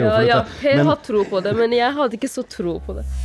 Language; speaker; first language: Norwegian; non-native, fluent; Persian